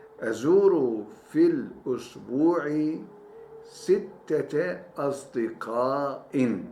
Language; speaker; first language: Arabic; non-native, fluent; Turkish